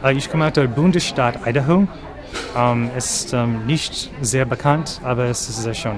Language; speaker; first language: German; non-native, learner; English